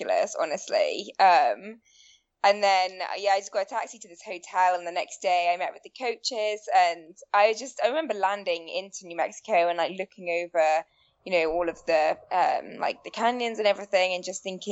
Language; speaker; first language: English; native; English